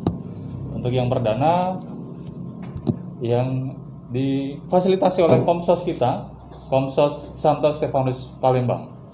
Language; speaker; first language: Indonesian; native; Indonesian